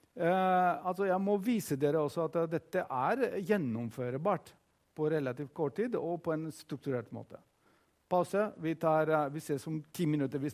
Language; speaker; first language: Norwegian; non-native, fluent; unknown